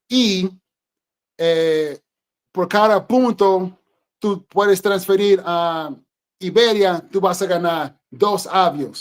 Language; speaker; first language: Spanish; non-native, fluent; English